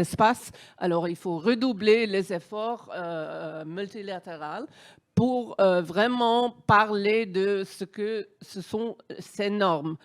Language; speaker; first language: French; non-native, fluent; Dutch